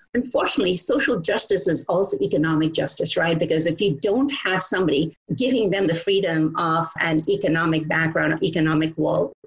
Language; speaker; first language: English; non-native, local second language; Bangla